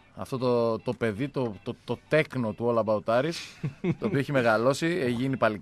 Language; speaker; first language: Greek; native; Greek